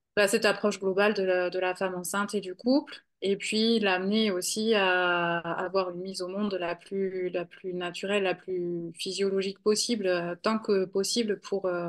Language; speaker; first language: French; native; French